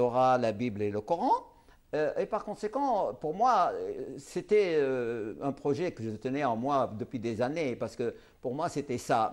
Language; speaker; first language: French; non-native, local second language; Arabic